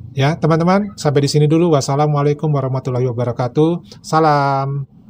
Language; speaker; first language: Indonesian; native; Indonesian